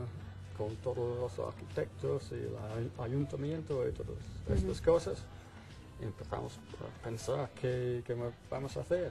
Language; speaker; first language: Spanish; non-native, fluent; English